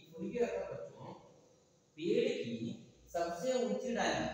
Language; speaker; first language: Hindi; non-native, local second language; Kannada